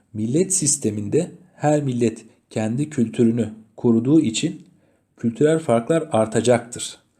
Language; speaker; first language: Turkish; native; Turkish